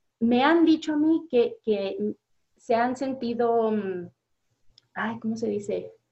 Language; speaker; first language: Spanish; early bilingual, heritage; Spanish